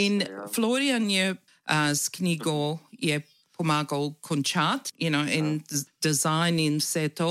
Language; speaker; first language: Slovenian; early bilingual, heritage; English